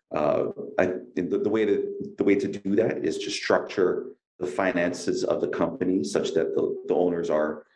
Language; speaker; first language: English; native; English